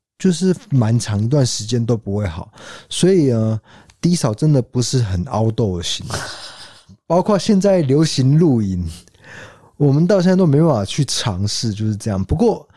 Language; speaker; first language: Chinese; native; Chinese